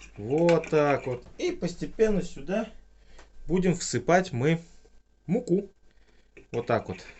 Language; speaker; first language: Russian; native; Russian